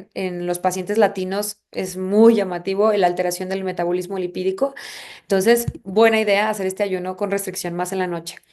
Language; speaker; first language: Spanish; native; Spanish